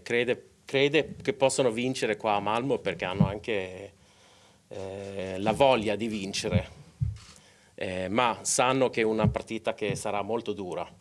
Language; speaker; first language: Italian; non-native, local second language; Swedish